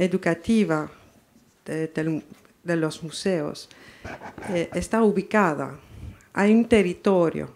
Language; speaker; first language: Spanish; non-native, fluent; French